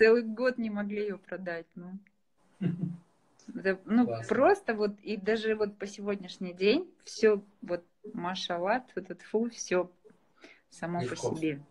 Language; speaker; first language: Russian; native; Russian